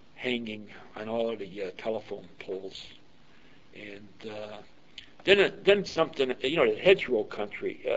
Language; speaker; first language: English; early bilingual, other home language; Yiddish